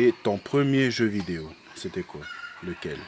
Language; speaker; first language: French; native; French